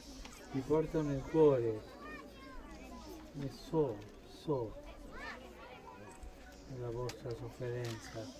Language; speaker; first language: Italian; non-native, fluent; Spanish